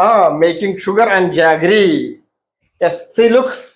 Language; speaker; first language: English; non-native, local second language; Malayalam